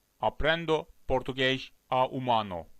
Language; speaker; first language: Portuguese; non-native, learner; Turkish